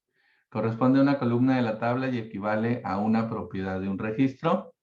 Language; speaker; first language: Spanish; native; Spanish